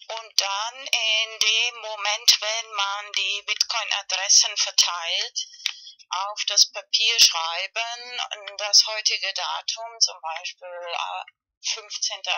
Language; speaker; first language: German; non-native, learner; Spanish